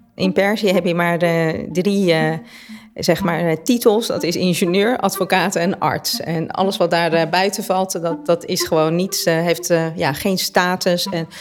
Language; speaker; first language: Dutch; early bilingual, other home language; Persian